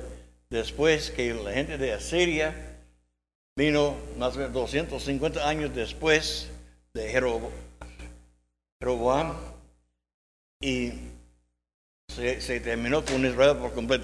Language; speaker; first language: Spanish; non-native, learner; English